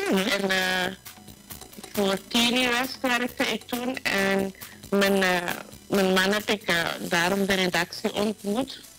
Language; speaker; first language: Dutch; native; Dutch